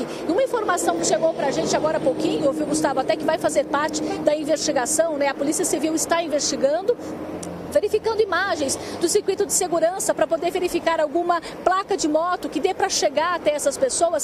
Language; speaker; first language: Portuguese; native; Portuguese